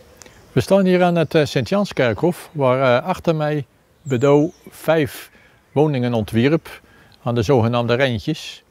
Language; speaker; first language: Dutch; native; Dutch